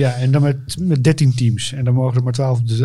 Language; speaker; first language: Dutch; native; Dutch